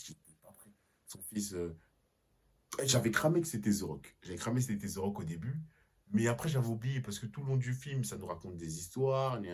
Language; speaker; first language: French; native; French